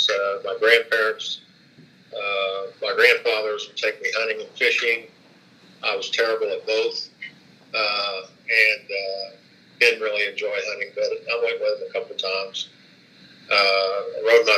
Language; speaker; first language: English; native; English